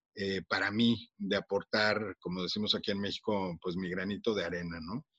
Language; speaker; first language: Spanish; native; Spanish